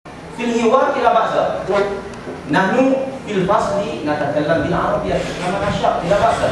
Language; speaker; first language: Arabic; non-native, learner; Malay